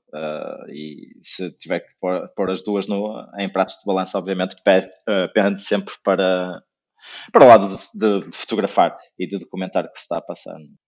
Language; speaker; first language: Portuguese; native; Portuguese